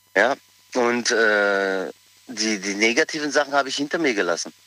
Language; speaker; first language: German; native; German